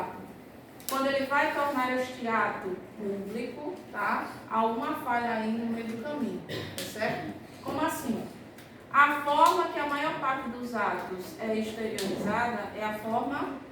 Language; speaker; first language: Portuguese; native; Portuguese